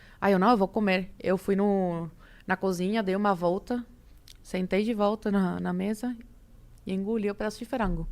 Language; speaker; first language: Portuguese; early bilingual, other home language; Spanish